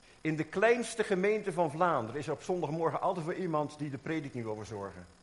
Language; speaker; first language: Dutch; native; Dutch